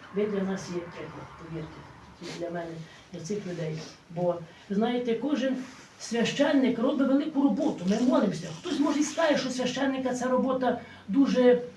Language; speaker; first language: Ukrainian; native; Ukrainian